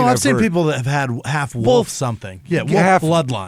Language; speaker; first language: English; native; English